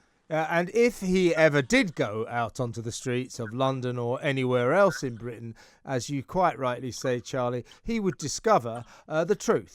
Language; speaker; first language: English; native; English